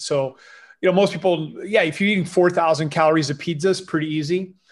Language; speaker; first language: English; non-native, fluent; French